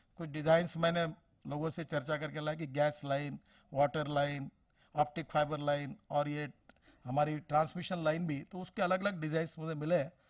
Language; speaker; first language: Hindi; non-native, local second language; Marathi